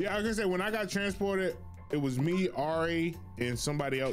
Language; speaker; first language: English; native; English